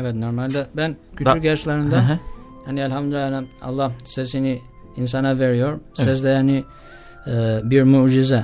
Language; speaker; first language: Turkish; non-native, learner; Albanian